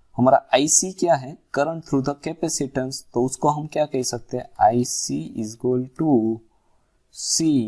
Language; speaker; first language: Hindi; non-native, local second language; Gujarati